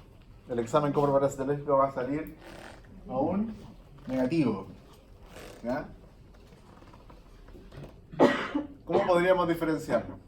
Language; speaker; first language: Spanish; native; Spanish